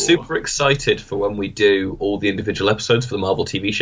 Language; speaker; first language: English; native; English